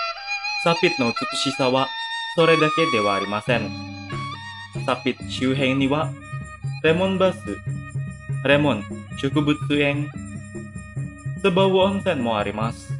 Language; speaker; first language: Japanese; non-native, fluent; Indonesian